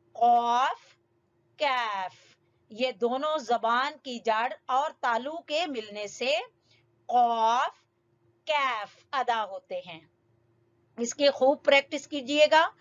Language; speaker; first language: Urdu; native; Urdu